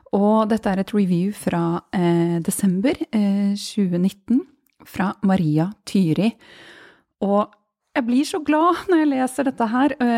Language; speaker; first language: Norwegian; native; Norwegian